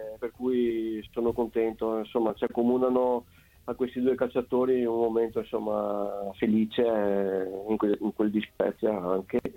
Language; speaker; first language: Italian; native; Italian